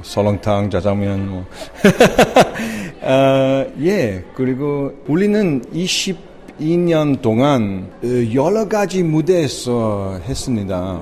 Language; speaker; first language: Korean; early bilingual, heritage; English